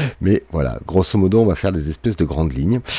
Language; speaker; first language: French; native; French